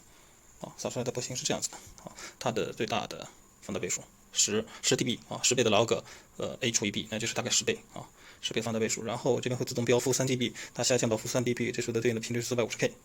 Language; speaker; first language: Chinese; native; Chinese